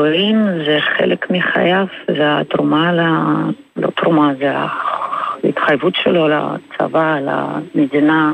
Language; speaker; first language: Hebrew; non-native, fluent; Russian